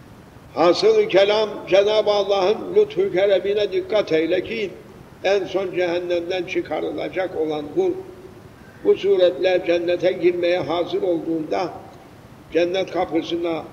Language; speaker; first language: Turkish; native; Turkish